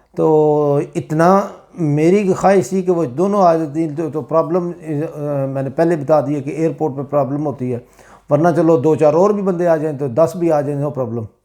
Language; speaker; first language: Urdu; non-native, local second language; Punjabi